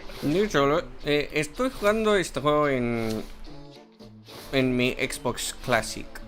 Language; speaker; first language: Spanish; non-native, fluent; English